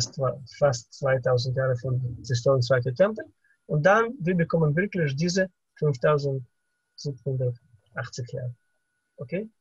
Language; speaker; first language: German; non-native, fluent; Russian